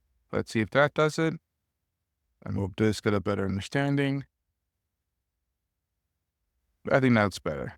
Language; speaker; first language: English; native; English